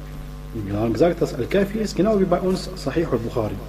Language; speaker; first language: German; non-native, fluent; Arabic